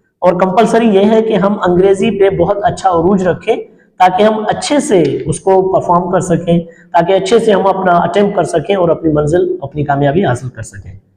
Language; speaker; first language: Urdu; non-native, local second language; Sindhi